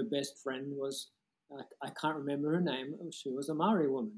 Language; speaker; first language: English; native; English